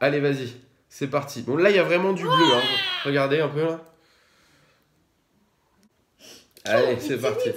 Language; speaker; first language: French; native; French